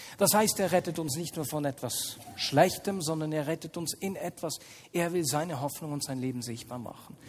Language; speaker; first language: German; native; German